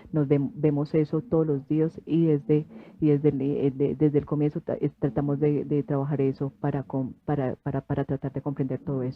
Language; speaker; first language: Spanish; non-native, fluent; French